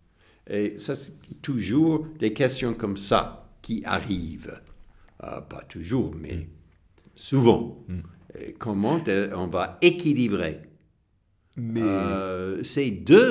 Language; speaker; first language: French; non-native, fluent; English